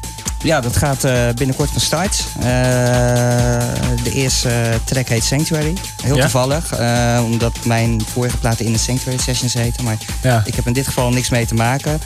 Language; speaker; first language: Dutch; native; Dutch